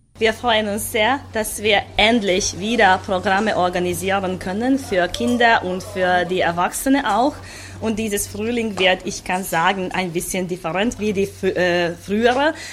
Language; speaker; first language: German; non-native, local second language; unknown